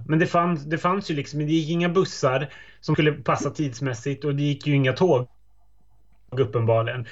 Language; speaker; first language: Swedish; native; Swedish